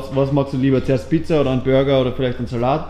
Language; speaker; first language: German; native; German